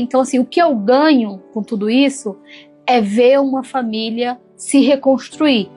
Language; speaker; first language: Portuguese; native; Portuguese